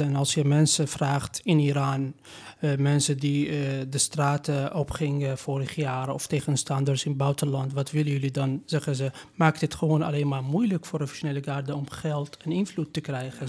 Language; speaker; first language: Dutch; non-native, fluent; Persian